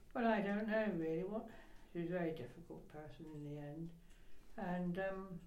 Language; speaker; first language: English; native; English